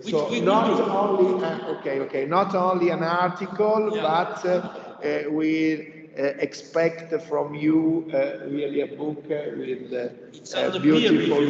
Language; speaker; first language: English; non-native, fluent; Italian